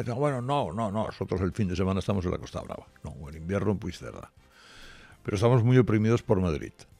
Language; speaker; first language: Spanish; native; Spanish